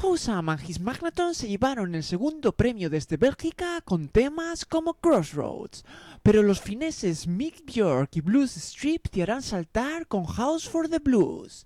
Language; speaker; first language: Spanish; native; Spanish